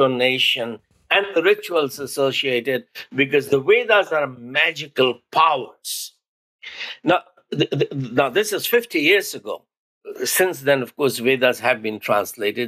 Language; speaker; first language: English; non-native, local second language; Hindi